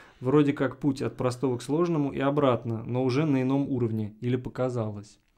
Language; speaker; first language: Russian; native; Russian